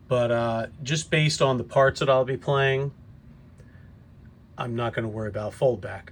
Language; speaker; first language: English; native; English